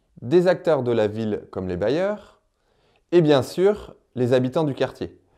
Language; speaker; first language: French; native; French